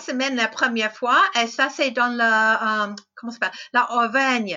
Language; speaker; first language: French; non-native, fluent; English